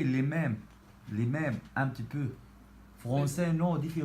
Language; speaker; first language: French; non-native, learner; Arabic